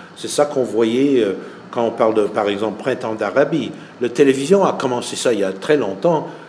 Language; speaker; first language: French; non-native, fluent; English